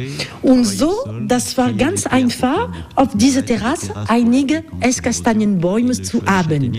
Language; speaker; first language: German; non-native, learner; French